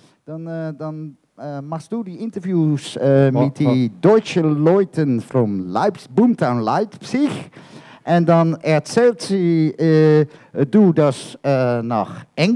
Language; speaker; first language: German; non-native, learner; Dutch